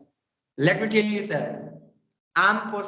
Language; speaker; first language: English; non-native, learner; Bhojpuri